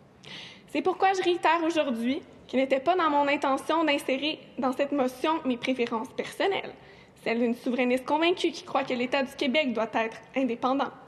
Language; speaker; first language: French; native; French